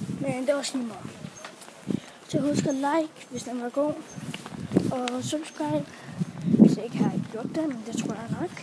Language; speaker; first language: Danish; early bilingual, other home language; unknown